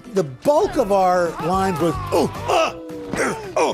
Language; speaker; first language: English; native; English